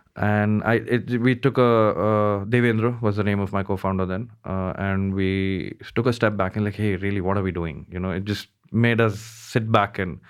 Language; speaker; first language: English; non-native, local second language; Hindi